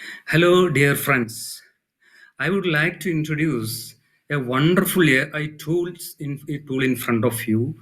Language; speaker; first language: English; non-native, local second language; Malayalam